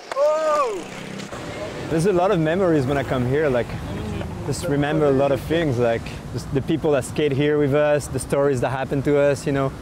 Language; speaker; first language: English; non-native, fluent; French